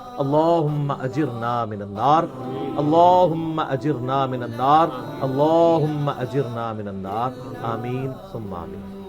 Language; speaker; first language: Urdu; native; Urdu